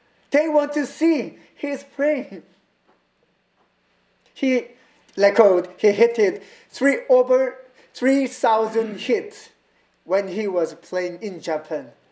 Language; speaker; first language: English; non-native, learner; Korean